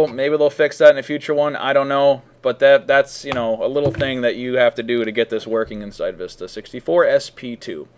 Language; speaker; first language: English; native; English